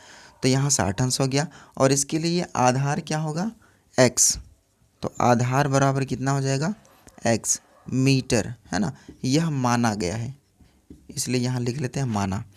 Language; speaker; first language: Hindi; native; Hindi